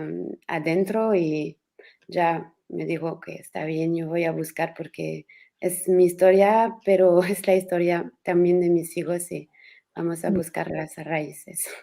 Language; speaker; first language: Spanish; non-native, learner; French